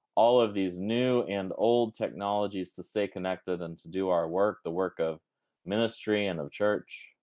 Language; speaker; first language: English; native; English